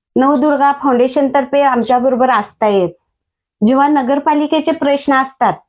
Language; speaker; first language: Marathi; native; Marathi